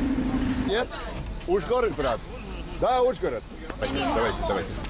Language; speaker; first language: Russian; non-native, learner; English